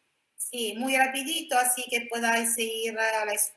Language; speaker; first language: Spanish; non-native, fluent; Italian